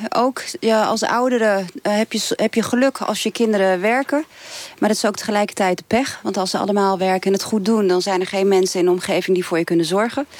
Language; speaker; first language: Dutch; early bilingual, other home language; Turkish